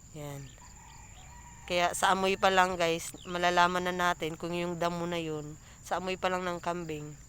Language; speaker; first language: Filipino; non-native, local second language; Cebuano